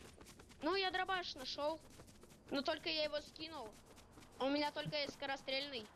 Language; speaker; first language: Russian; native; Russian